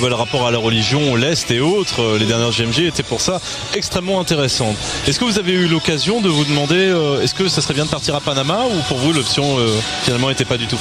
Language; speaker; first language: French; native; French